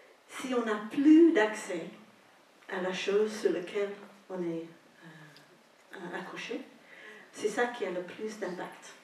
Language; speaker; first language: French; non-native, fluent; English